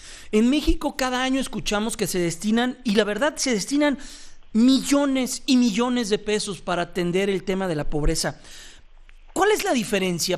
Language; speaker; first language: Spanish; native; Spanish